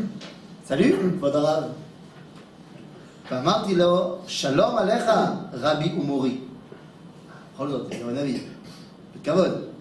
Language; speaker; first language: Hebrew; non-native, fluent; French